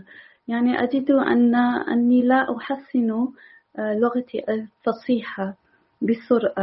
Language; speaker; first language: Arabic; non-native, learner; English